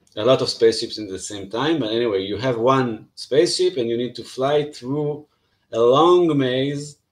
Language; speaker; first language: English; non-native, fluent; Hebrew